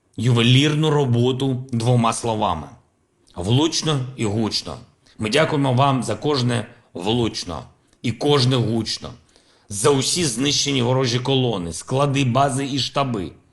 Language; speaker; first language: Ukrainian; non-native, local second language; Russian